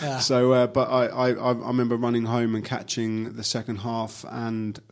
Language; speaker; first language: English; native; English